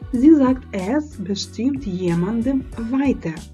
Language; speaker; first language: German; non-native, fluent; Ukrainian